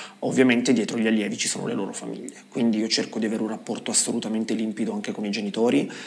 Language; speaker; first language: Italian; native; Italian